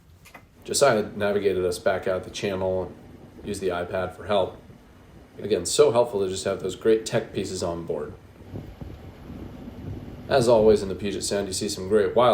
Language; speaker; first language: English; native; English